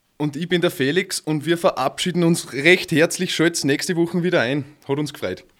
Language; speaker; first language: German; native; German